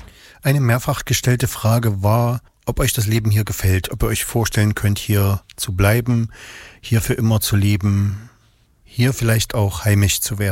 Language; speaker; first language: German; native; German